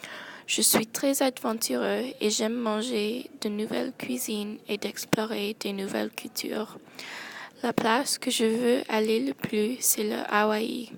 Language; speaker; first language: French; non-native, local second language; English